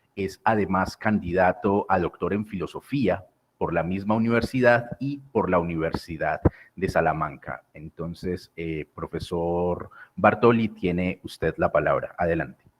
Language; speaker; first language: Spanish; native; Spanish